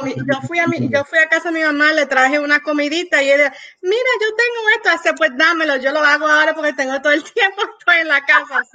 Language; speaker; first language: Spanish; early bilingual, heritage; Spanish